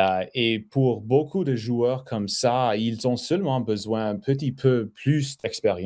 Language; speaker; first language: French; non-native, fluent; English